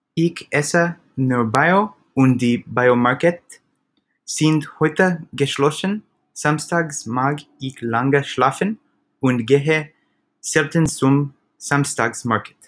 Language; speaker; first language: German; non-native, learner; English